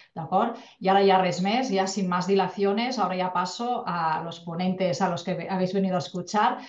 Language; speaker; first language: Spanish; non-native, local second language; Catalan